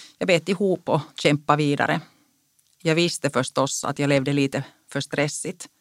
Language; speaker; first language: Swedish; non-native, local second language; Finnish